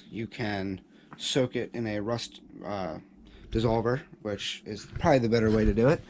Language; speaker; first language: English; native; English